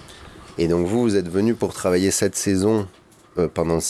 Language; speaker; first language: French; native; French